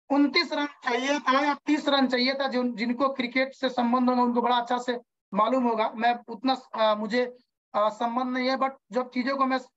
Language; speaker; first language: Hindi; native; Hindi